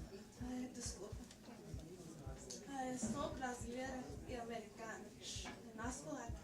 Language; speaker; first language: Portuguese; early bilingual, heritage; English